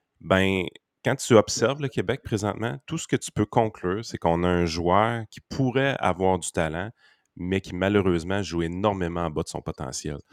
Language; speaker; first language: French; native; French